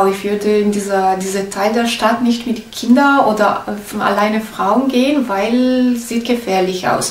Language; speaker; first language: German; non-native, learner; Italian